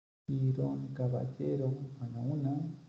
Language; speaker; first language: Spanish; native; Spanish